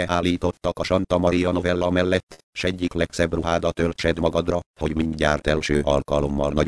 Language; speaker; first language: Hungarian; native; Hungarian